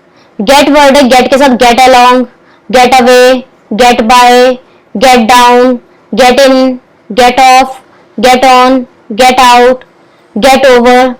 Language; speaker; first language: Hindi; native; Hindi